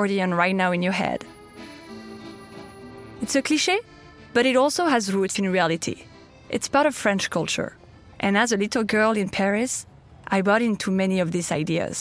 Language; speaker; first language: English; non-native, fluent; French